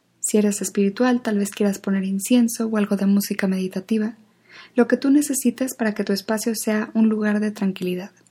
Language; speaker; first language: Spanish; native; Spanish